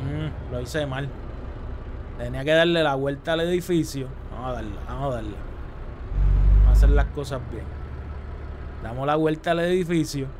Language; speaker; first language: Spanish; native; Spanish